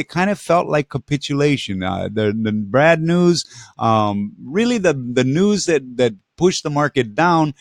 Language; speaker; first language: English; native; English